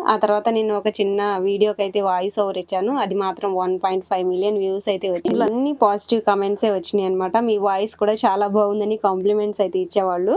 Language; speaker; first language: Telugu; non-native, local second language; Lambadi